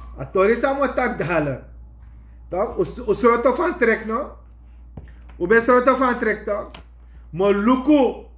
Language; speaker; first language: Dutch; native; Dutch